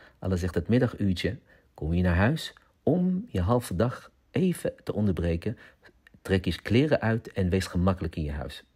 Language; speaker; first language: Dutch; early bilingual, other home language; Arabic